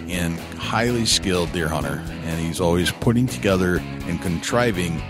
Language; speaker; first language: English; native; English